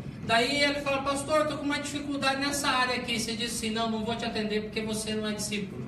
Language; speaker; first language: Portuguese; native; Portuguese